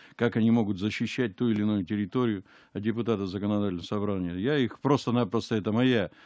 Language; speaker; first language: Russian; native; Russian